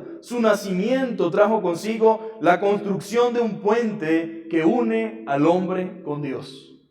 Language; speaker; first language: Spanish; native; Spanish